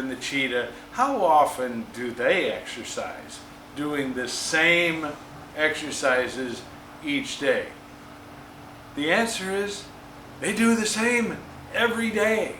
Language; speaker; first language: English; native; English